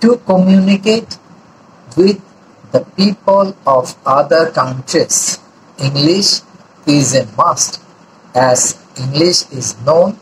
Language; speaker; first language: English; non-native, local second language; Bangla